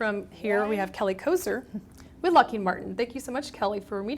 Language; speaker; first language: English; native; English